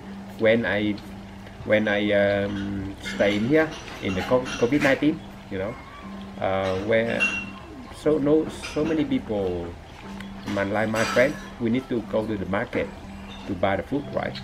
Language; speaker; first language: English; non-native, learner; Vietnamese